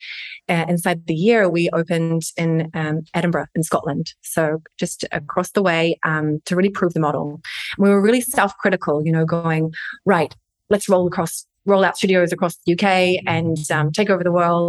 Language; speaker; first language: English; native; English